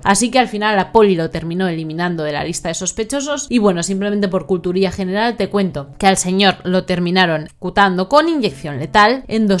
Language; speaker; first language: Spanish; native; Spanish